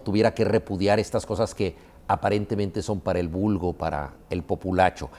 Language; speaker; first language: Spanish; native; Spanish